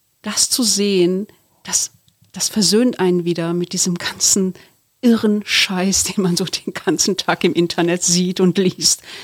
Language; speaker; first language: German; early bilingual, other home language; Turkish